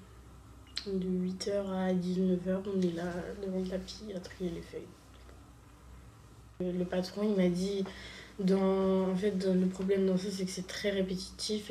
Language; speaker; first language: French; native; French